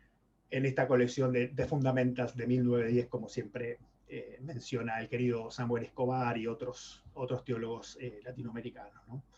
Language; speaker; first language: Spanish; native; Spanish